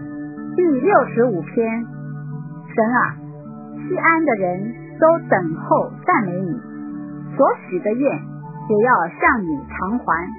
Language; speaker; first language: Chinese; native; Chinese